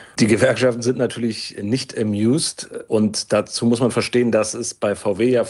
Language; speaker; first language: German; native; German